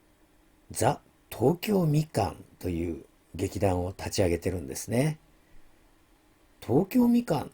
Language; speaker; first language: Japanese; native; Japanese